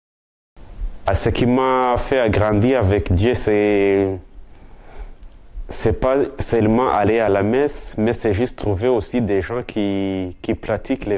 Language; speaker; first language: French; non-native, local second language; Kinyarwanda